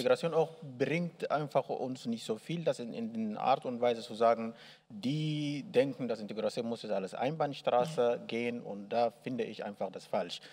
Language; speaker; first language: German; non-native, learner; Arabic